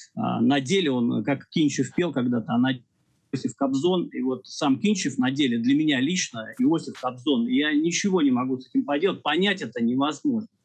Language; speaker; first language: Russian; native; Russian